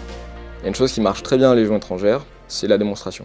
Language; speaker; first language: French; native; French